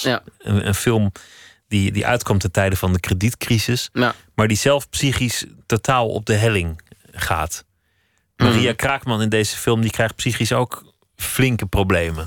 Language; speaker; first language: Dutch; native; Dutch